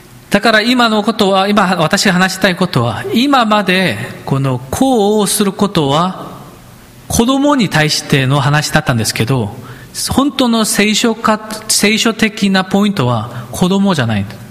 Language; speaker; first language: Japanese; non-native, fluent; Korean